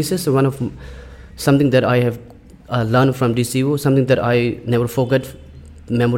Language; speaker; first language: English; non-native, learner; Tibetan